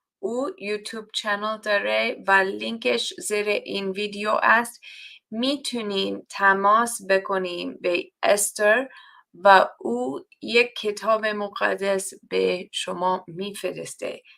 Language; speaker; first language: Persian; non-native, learner; English